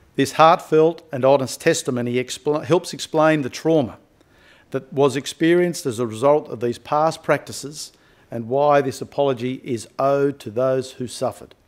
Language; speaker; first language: English; native; English